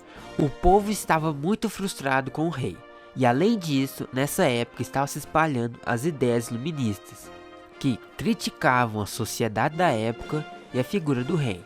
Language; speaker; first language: Portuguese; native; Portuguese